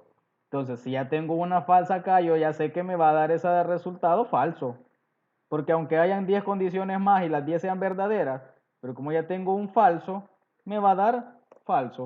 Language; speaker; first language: Spanish; native; Spanish